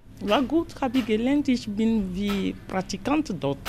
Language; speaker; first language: German; non-native, learner; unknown